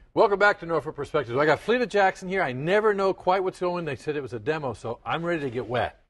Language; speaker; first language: English; native; English